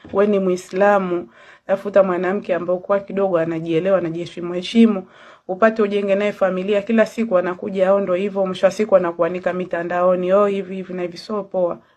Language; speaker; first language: Swahili; native; Swahili